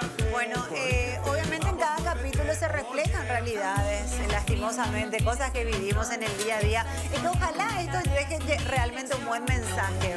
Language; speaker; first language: Spanish; native; Spanish